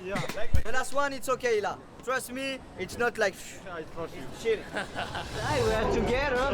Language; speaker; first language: English; non-native, learner; French